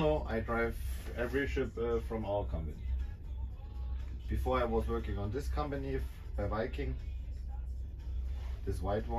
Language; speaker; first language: English; non-native, learner; German